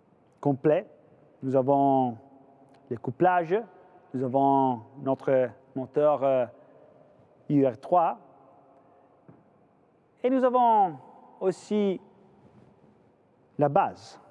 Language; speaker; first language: French; non-native, fluent; Italian